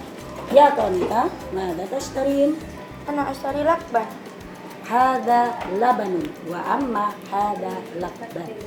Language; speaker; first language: Arabic; non-native, learner; Indonesian